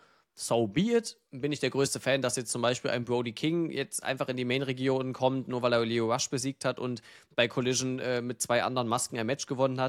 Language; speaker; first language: German; native; German